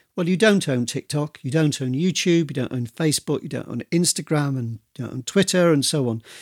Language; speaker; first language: English; native; English